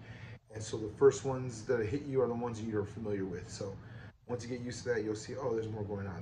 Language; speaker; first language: English; native; English